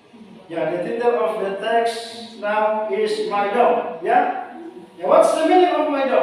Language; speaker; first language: English; non-native, learner; Indonesian